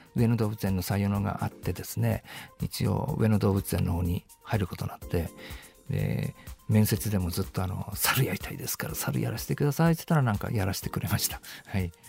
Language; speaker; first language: Japanese; native; Japanese